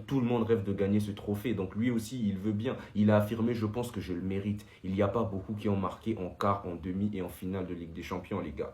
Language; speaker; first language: French; native; French